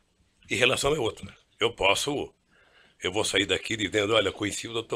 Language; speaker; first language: Portuguese; native; Portuguese